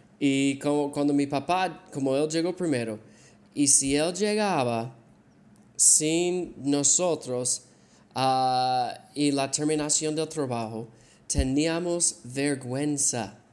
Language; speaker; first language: Spanish; non-native, learner; English